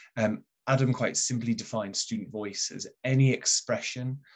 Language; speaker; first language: English; native; English